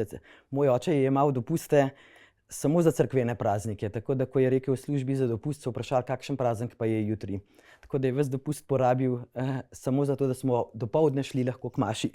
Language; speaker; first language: Slovenian; native; Slovenian